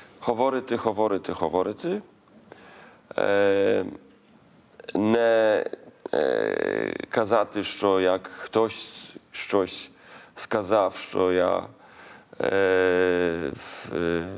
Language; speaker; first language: Ukrainian; non-native, learner; Polish